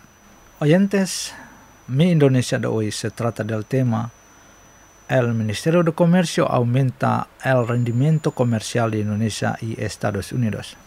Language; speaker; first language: Spanish; non-native, fluent; Indonesian